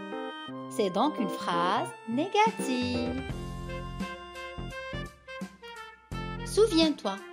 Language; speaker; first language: French; non-native, local second language; Arabic